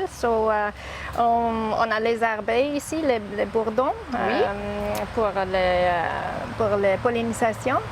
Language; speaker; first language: French; non-native, learner; English